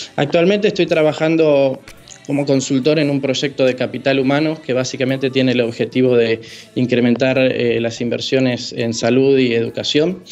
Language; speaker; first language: Spanish; native; Spanish